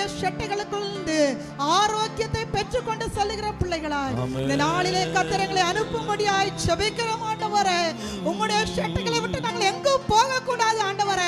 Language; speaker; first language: Tamil; native; Tamil